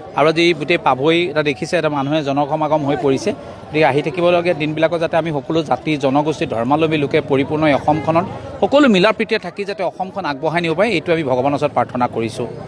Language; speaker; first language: Assamese; non-native, local second language; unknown